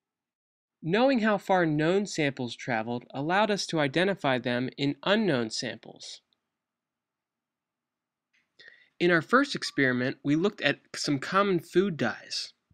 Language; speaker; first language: English; native; English